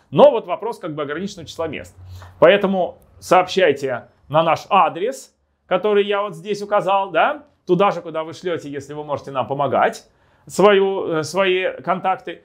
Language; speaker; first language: Russian; native; Russian